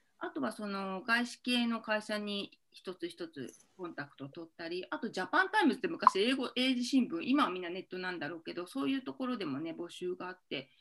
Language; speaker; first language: Japanese; native; Japanese